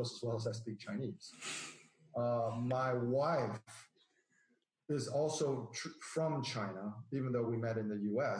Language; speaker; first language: English; native; English